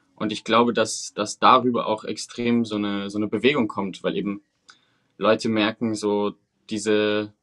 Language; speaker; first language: German; early bilingual, other home language; Spanish